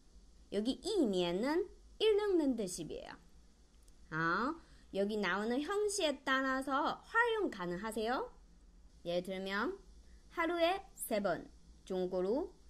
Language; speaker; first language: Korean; non-native, fluent; Chinese